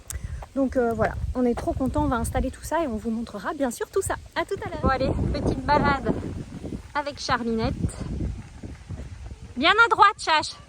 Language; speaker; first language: French; native; French